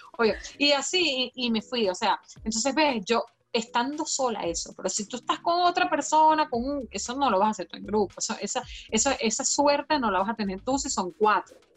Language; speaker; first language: Spanish; native; Spanish